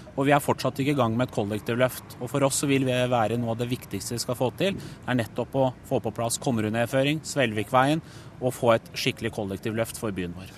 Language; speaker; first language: Norwegian; early bilingual, other home language; Persian